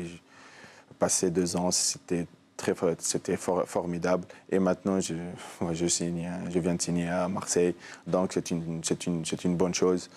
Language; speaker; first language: French; non-native, local second language; Arabic